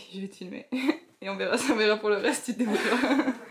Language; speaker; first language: French; native; French